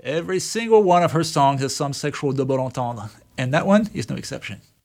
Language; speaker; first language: English; non-native, fluent; French